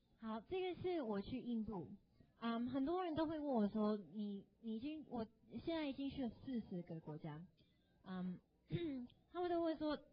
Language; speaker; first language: Chinese; non-native, fluent; English